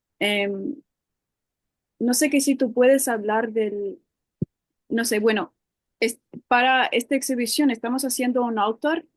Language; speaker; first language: Spanish; non-native, learner; English